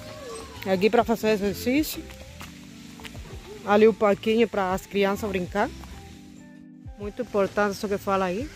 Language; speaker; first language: Portuguese; non-native, fluent; Spanish